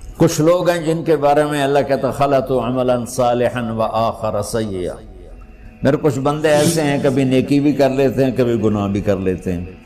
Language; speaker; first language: Urdu; non-native, local second language; Punjabi